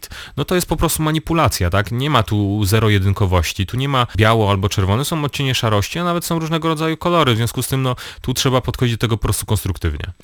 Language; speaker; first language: Polish; native; Polish